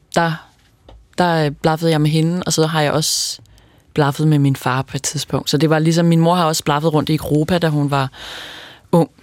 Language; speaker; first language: Danish; native; Danish